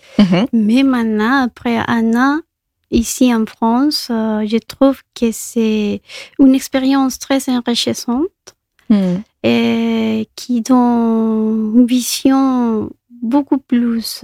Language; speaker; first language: French; non-native, fluent; Spanish